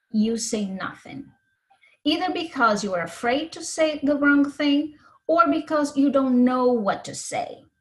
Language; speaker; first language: English; non-native, fluent; Portuguese